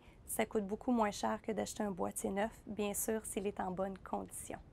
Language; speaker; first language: French; native; French